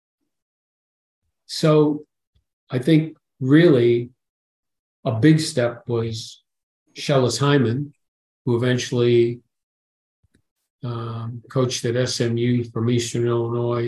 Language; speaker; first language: English; native; English